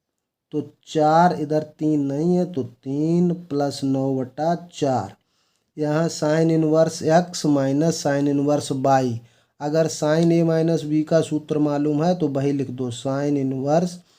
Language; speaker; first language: Hindi; native; Hindi